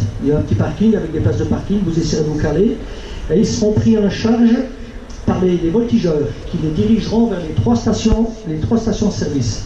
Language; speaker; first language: French; native; French